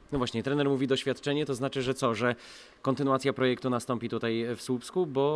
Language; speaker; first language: Polish; native; Polish